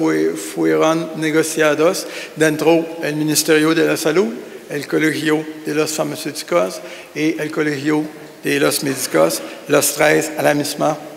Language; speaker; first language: Spanish; non-native, learner; French